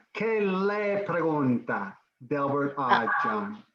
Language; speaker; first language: Spanish; non-native, fluent; English